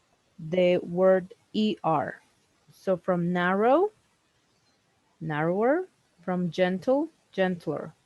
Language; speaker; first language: English; non-native, fluent; Spanish